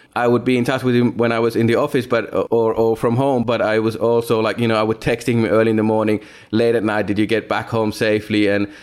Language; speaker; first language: English; non-native, fluent; Finnish